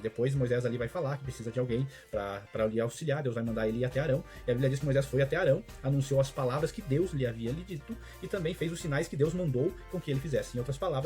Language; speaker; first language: Portuguese; native; Portuguese